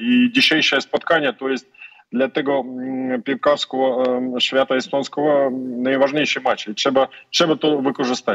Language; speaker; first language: Polish; non-native, learner; Russian